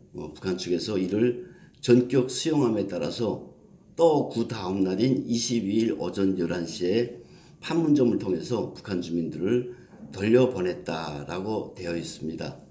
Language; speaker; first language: Korean; native; Korean